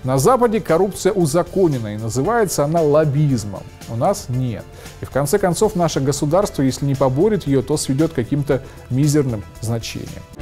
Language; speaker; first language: Russian; native; Russian